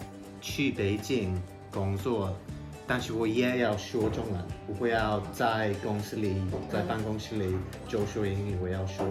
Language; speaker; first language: Chinese; non-native, learner; English